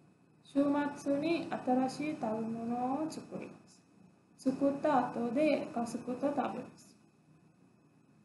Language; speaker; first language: Japanese; non-native, learner; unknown